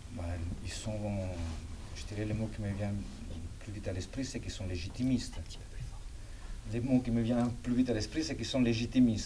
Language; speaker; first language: French; non-native, fluent; Italian